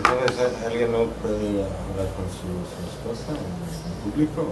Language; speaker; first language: Spanish; non-native, fluent; French